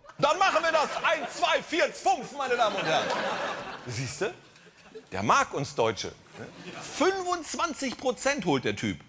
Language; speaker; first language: German; native; German